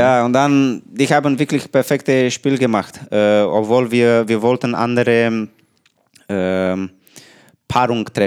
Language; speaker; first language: German; non-native, learner; Romanian